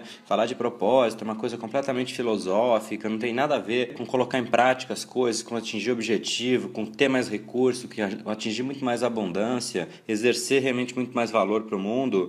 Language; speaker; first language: Portuguese; native; Portuguese